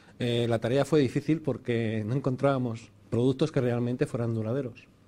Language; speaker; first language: Spanish; native; Spanish